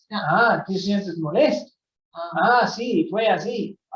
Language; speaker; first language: Spanish; non-native, fluent; Swedish